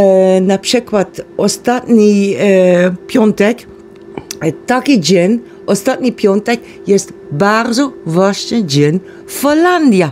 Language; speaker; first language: Polish; non-native, learner; Dutch